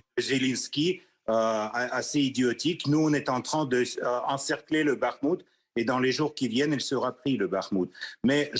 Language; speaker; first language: French; non-native, fluent; Russian